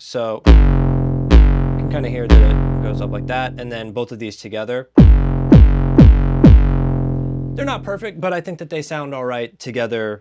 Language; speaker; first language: English; native; English